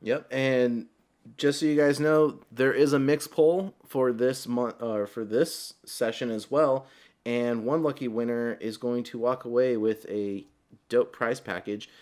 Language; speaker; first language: English; native; English